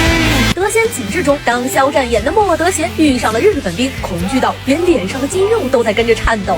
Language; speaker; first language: Chinese; native; Chinese